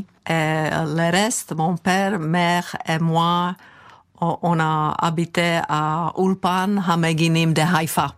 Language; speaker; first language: French; non-native, fluent; Czech